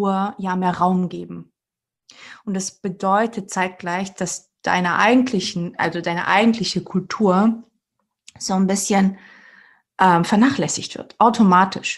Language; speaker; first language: German; early bilingual, other home language; Portuguese